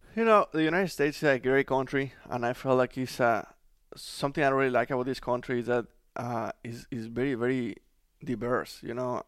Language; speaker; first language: English; non-native, fluent; Spanish